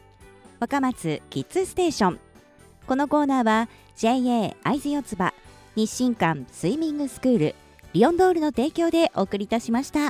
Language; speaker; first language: Japanese; native; Japanese